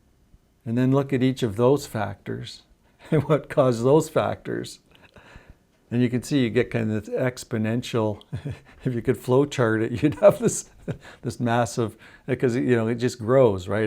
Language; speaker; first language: English; native; English